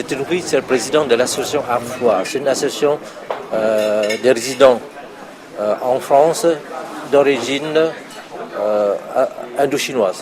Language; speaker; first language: French; non-native, fluent; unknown